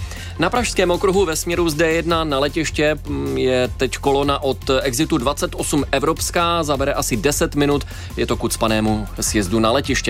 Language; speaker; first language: Czech; native; Czech